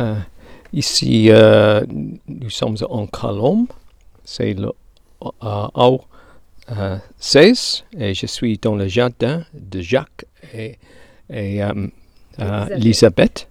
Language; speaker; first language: French; non-native, learner; English